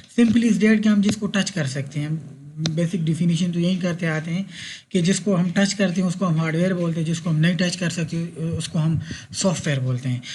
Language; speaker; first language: Urdu; non-native, local second language; Pashto